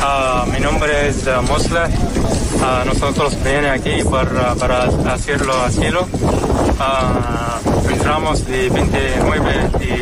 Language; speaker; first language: Spanish; non-native, learner; Arabic